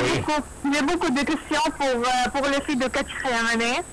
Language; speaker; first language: French; non-native, learner; Arabic